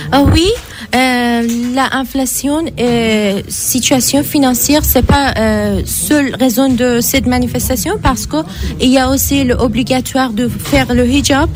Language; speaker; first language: French; non-native, learner; Persian